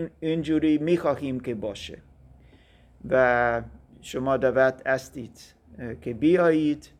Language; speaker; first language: Persian; non-native, learner; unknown